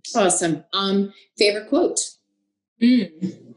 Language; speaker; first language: English; native; English